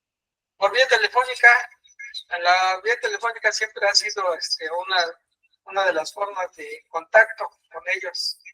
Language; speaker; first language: Spanish; native; Spanish